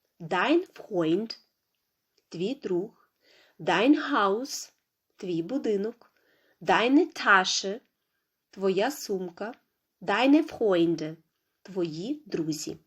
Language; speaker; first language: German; non-native, fluent; Ukrainian